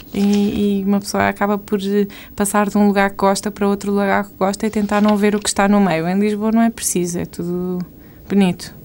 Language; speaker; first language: Portuguese; native; Portuguese